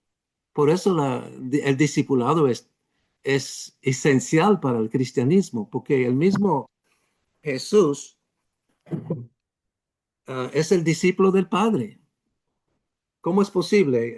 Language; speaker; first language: Spanish; non-native, fluent; English